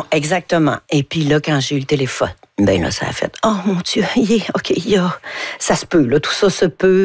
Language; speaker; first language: French; native; French